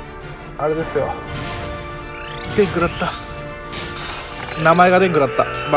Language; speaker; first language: Japanese; native; Japanese